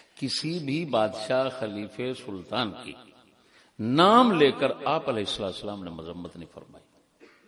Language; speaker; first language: Urdu; non-native, local second language; Punjabi